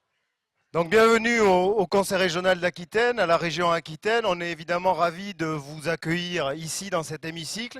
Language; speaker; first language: French; native; French